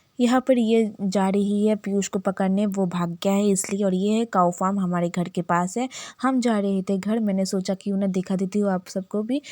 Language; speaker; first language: Hindi; non-native, local second language; Bangla